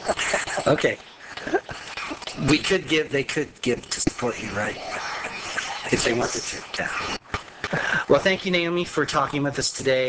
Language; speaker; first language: English; native; English